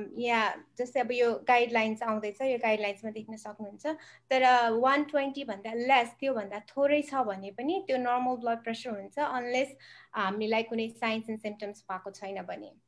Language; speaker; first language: Nepali; native; Nepali